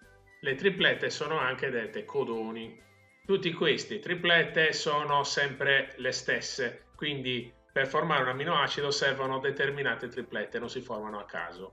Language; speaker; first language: Italian; native; Italian